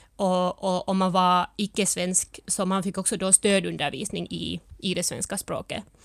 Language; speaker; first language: Swedish; early bilingual, other home language; Finnish